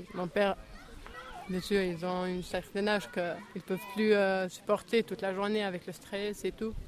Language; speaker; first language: French; non-native, fluent; Albanian